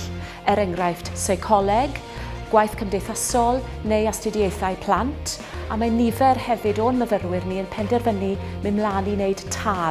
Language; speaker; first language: Welsh; native; Welsh